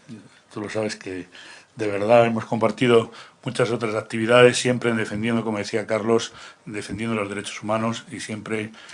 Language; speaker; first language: Spanish; native; Spanish